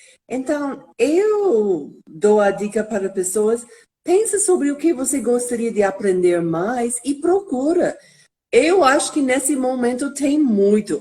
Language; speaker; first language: Portuguese; non-native, fluent; English